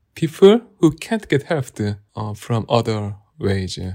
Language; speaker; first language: English; non-native, learner; Korean